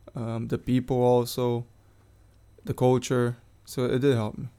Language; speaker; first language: English; non-native, fluent; Portuguese